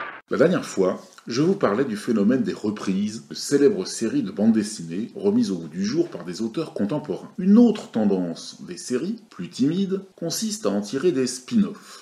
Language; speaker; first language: French; native; French